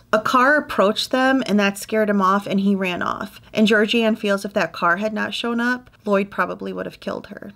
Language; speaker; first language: English; native; English